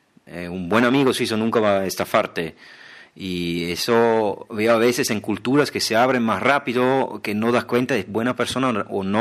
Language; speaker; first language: Spanish; non-native, fluent; German